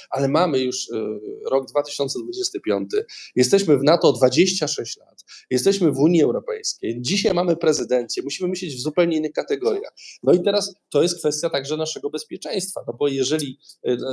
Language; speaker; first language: Polish; native; Polish